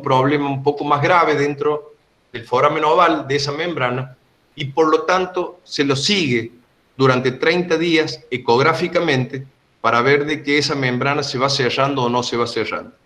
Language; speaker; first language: Spanish; native; Spanish